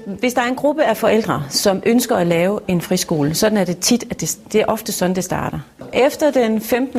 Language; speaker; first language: Danish; native; Danish